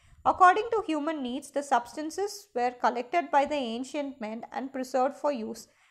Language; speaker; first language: English; non-native, local second language; Tamil